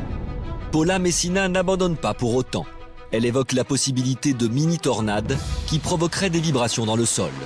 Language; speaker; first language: French; native; French